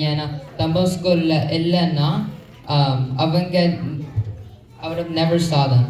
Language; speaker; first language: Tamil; early bilingual, heritage; English